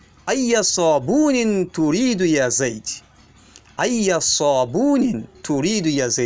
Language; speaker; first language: Arabic; non-native, fluent; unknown